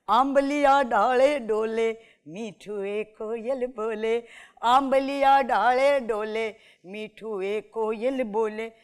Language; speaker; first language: Gujarati; non-native, local second language; Marathi